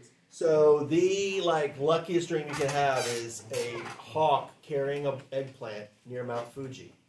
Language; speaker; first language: English; native; English